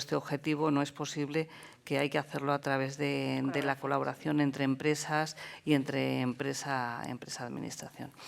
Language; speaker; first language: Spanish; native; Spanish